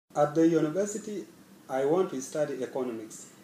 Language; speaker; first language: English; non-native, fluent; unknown